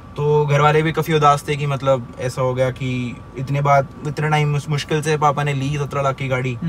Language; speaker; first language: Hindi; native; Hindi